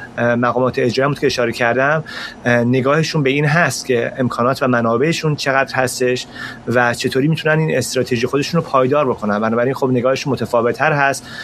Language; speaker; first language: Persian; native; Persian